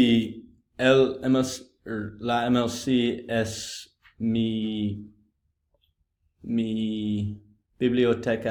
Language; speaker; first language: Spanish; non-native, learner; English